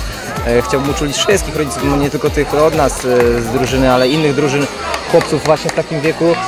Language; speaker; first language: Polish; native; Polish